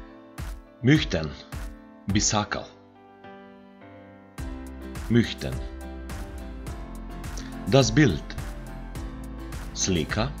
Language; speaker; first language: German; non-native, fluent; Macedonian